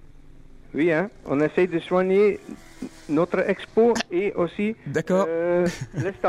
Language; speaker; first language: French; non-native, local second language; Dutch